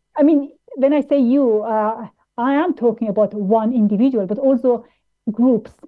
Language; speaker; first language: English; non-native, fluent; German